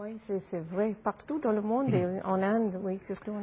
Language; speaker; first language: French; non-native, fluent; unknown